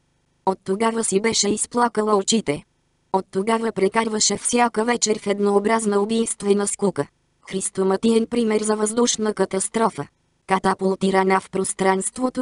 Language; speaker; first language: Bulgarian; native; Bulgarian